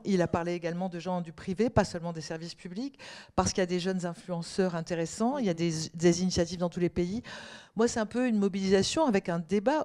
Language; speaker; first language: French; native; French